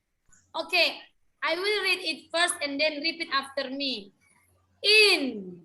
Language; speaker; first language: English; non-native, learner; Indonesian